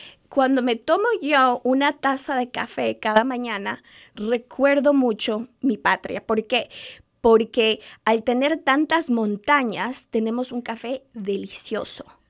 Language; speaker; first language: Spanish; native; Spanish